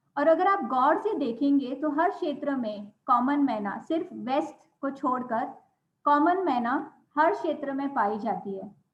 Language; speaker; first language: Hindi; non-native, local second language; Gujarati